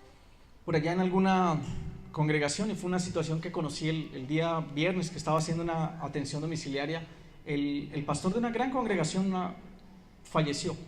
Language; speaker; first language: Spanish; native; Spanish